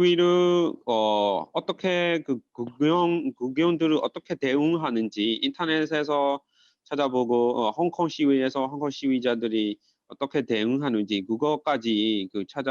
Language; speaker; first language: Korean; non-native, fluent; Burmese